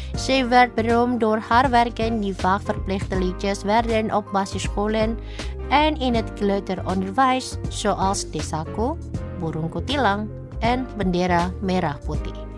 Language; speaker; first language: Dutch; non-native, fluent; Indonesian